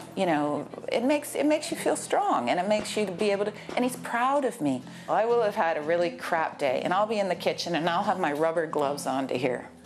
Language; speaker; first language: English; native; English